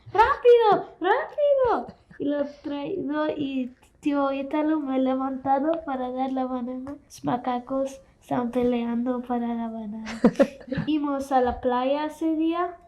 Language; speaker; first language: Spanish; early bilingual, heritage; Spanish